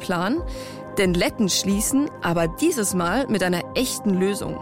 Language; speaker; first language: German; native; German